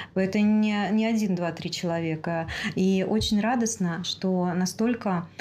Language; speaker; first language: Russian; native; Russian